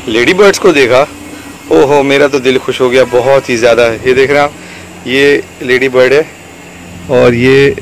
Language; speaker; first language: Urdu; native; Urdu